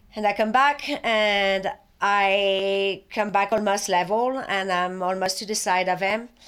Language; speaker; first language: English; non-native, fluent; French